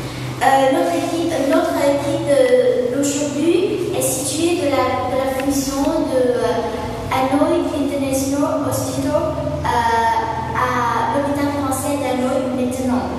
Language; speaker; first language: French; non-native, fluent; Vietnamese